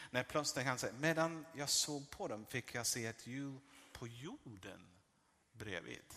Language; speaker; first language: Swedish; non-native, fluent; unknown